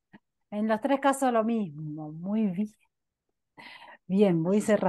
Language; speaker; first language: Spanish; native; Spanish